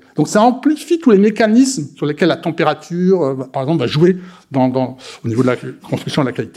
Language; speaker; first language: French; native; French